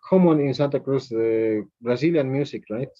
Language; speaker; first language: English; non-native, fluent; Spanish